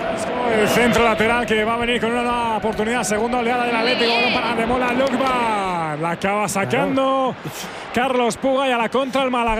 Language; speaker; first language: Spanish; native; Spanish